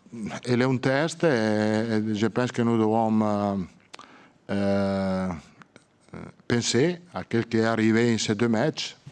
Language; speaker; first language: French; non-native, learner; Italian